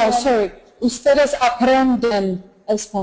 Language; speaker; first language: Spanish; non-native, learner; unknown